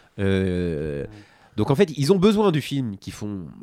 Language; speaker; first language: French; native; French